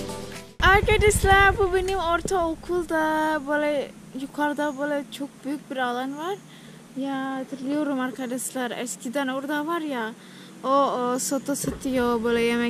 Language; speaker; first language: Turkish; non-native, learner; Javanese